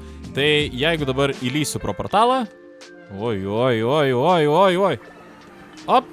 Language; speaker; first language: Lithuanian; native; Lithuanian